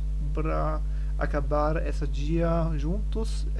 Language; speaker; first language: Portuguese; non-native, learner; German